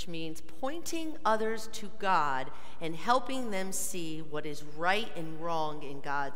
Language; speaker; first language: English; native; English